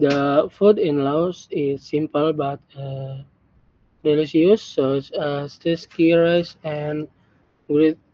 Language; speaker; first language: English; non-native, learner; Indonesian